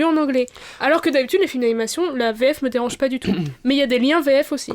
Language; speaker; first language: French; native; French